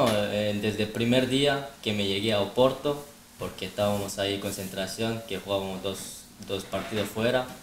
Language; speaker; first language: Spanish; non-native, fluent; Korean